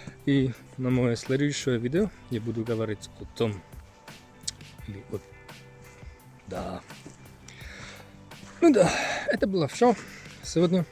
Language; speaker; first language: Russian; non-native, learner; Finnish